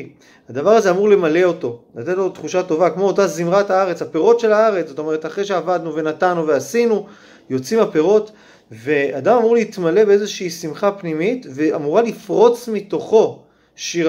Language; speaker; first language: Hebrew; native; Hebrew